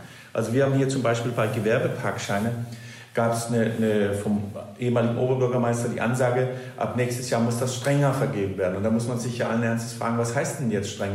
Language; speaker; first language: German; non-native, fluent; Danish